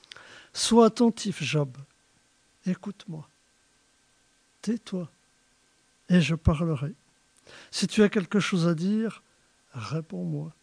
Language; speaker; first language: French; native; French